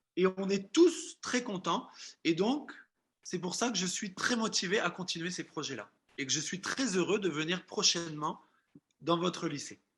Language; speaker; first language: French; native; French